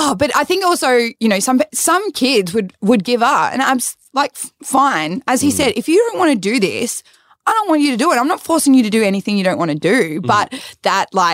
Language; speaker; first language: English; native; English